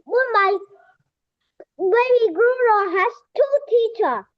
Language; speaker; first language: English; non-native, learner; Vietnamese